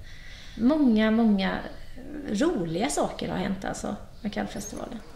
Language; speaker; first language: Swedish; native; Swedish